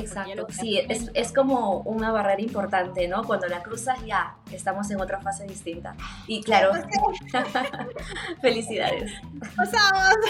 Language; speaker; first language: Spanish; native; Spanish